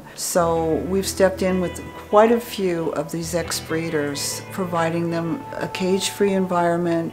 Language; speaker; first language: English; native; English